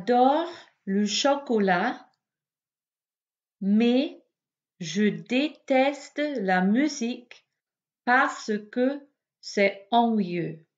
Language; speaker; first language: French; non-native, fluent; English